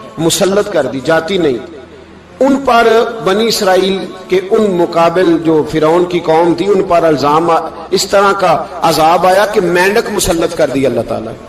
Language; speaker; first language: Urdu; non-native, local second language; Punjabi